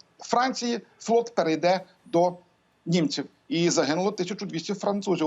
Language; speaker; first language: Ukrainian; native; Ukrainian